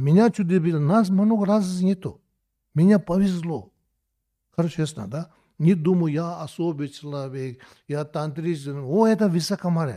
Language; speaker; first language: Russian; non-native, learner; Tibetan